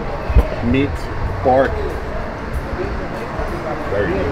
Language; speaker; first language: English; non-native, learner; Portuguese